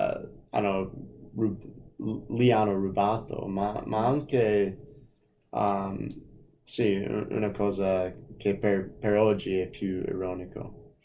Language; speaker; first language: Italian; non-native, fluent; English